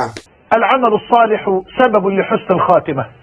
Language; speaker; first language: Arabic; native; Arabic